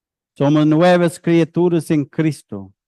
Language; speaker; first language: Spanish; non-native, fluent; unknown